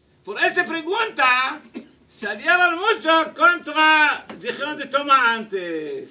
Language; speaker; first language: Spanish; non-native, learner; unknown